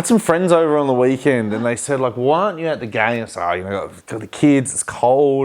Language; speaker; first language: English; native; English